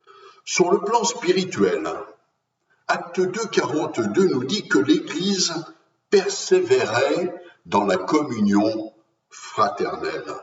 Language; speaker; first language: French; native; French